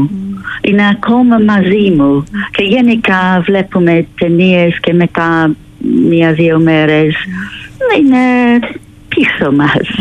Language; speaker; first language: Greek; non-native, learner; English